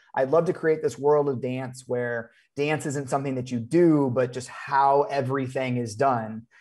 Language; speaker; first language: English; native; English